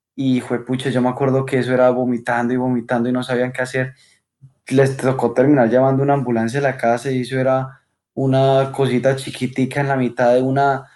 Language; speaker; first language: Spanish; native; Spanish